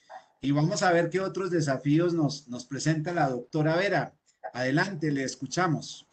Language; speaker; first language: Spanish; native; Spanish